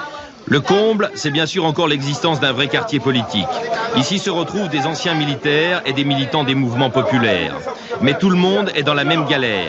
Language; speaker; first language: French; native; French